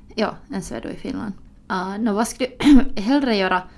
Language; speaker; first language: Swedish; early bilingual, other home language; Finnish